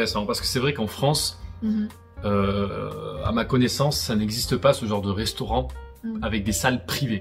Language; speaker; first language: French; native; French